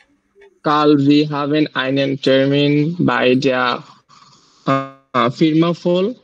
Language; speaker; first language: German; non-native, learner; Bangla